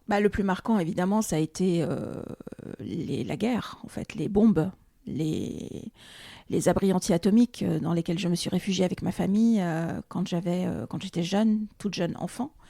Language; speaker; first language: French; early bilingual, other home language; Arabic